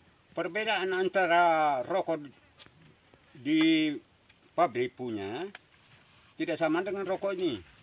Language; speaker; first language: Indonesian; non-native, local second language; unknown